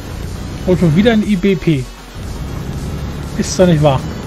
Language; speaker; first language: German; native; German